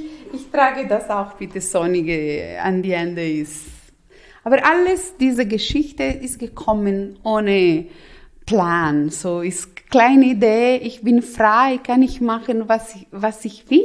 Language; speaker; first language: German; non-native, local second language; Italian